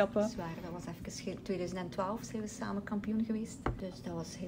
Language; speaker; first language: Dutch; native; Dutch